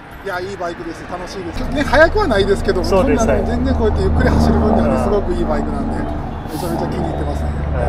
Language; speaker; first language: Japanese; native; Japanese